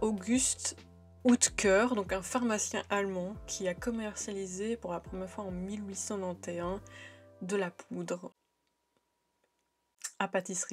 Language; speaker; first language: French; native; French